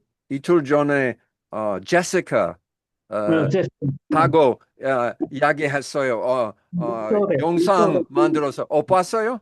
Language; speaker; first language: Korean; non-native, learner; English